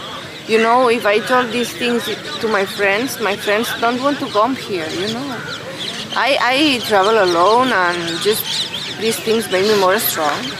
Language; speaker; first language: English; non-native, learner; Spanish